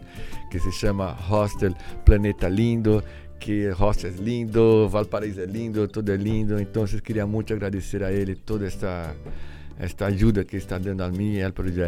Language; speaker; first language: Spanish; non-native, learner; Portuguese